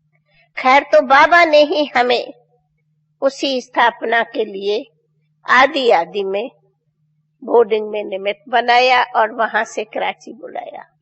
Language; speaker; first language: Hindi; non-native, local second language; Sindhi